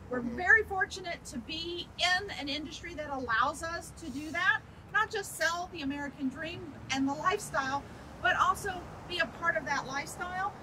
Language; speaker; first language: English; native; English